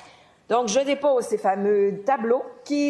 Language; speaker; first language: French; native; French